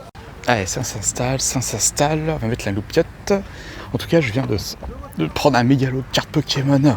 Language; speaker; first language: French; native; French